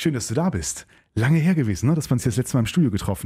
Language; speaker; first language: German; native; German